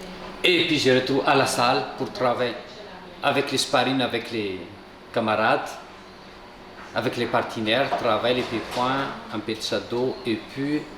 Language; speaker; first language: French; non-native, local second language; Malagasy